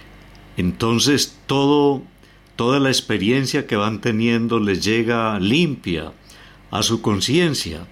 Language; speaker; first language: Spanish; native; Spanish